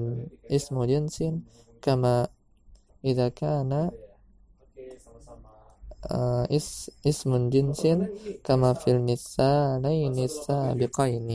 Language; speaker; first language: Arabic; non-native, fluent; Indonesian